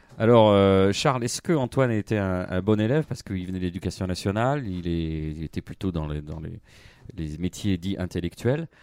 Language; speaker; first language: French; native; French